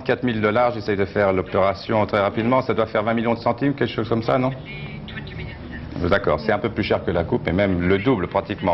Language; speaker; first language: French; native; French